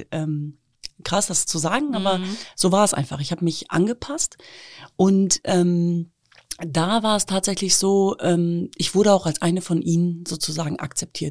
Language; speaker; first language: German; native; German